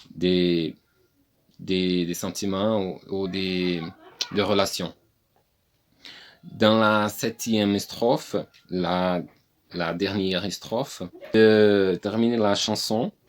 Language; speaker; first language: French; non-native, learner; Portuguese